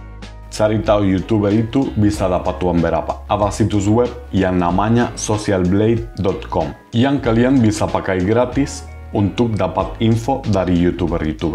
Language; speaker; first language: Indonesian; non-native, fluent; Spanish